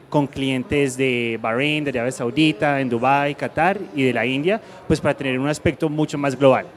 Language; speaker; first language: Spanish; early bilingual, heritage; Spanish